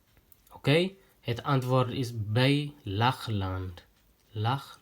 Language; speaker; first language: Dutch; non-native, learner; Tigrinya